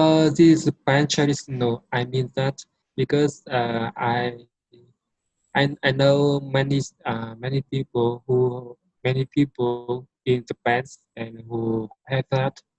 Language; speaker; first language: English; non-native, learner; Vietnamese